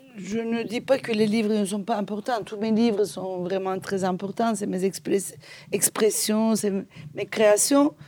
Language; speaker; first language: French; non-native, fluent; Turkish